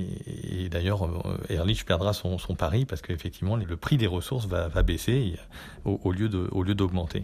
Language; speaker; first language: French; native; French